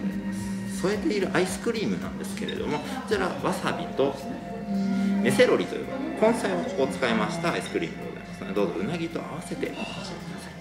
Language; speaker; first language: Japanese; native; Japanese